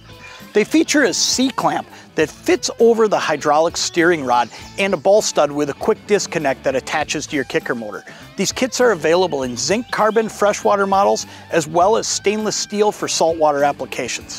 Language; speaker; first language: English; native; English